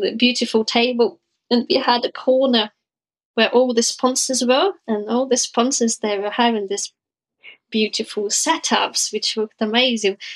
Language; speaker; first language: English; non-native, fluent; Ukrainian